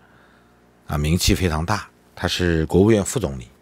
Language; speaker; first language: Chinese; native; Chinese